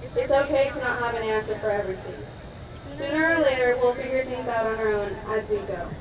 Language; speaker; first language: English; early bilingual, other home language; Spanish